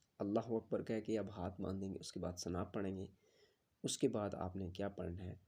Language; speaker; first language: Urdu; native; Urdu